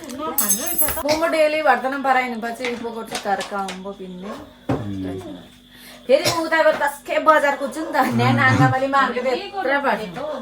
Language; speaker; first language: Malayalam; non-native, learner; Nepali